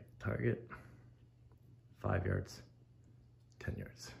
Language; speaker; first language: English; native; English